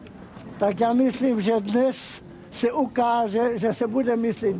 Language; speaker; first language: Czech; non-native, learner; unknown